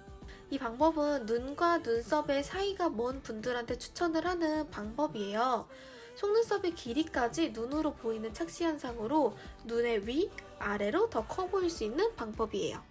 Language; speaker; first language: Korean; native; Korean